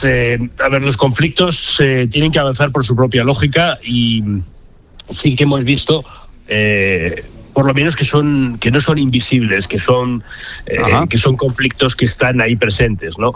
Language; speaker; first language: Spanish; native; Spanish